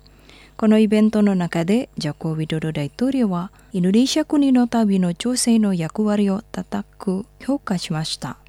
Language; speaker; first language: Japanese; non-native, fluent; Indonesian